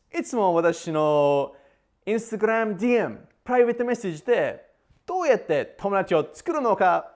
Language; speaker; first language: Japanese; non-native, learner; English